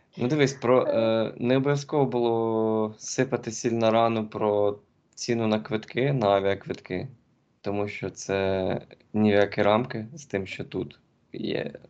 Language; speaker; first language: Ukrainian; native; Ukrainian